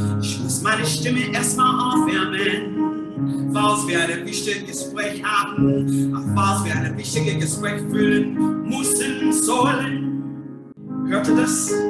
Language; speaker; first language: German; non-native, fluent; English